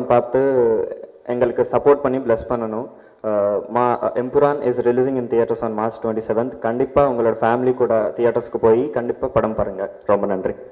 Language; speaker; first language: Tamil; non-native, learner; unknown